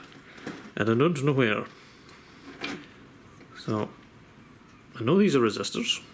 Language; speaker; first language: English; native; English